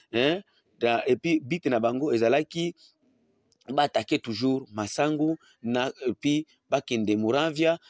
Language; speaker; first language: Lingala; non-native, local second language; Swahili